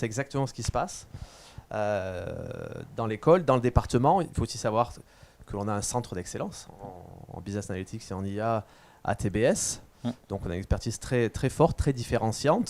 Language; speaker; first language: French; native; French